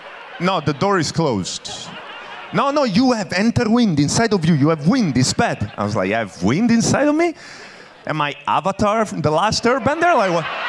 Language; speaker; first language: English; non-native, fluent; Italian